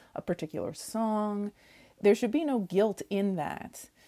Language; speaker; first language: English; native; English